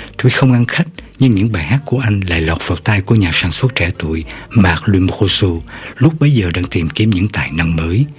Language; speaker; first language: Vietnamese; native; Vietnamese